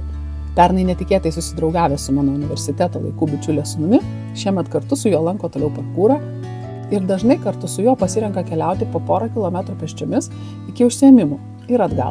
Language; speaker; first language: Lithuanian; native; Lithuanian